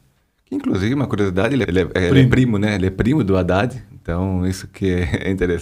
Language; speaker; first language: Portuguese; native; Portuguese